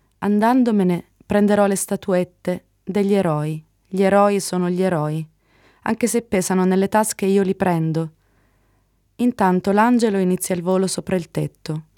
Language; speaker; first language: Italian; native; Italian